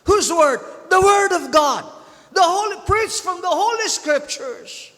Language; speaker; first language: English; non-native, local second language; Filipino